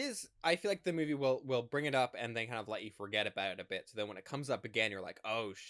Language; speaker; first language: English; native; English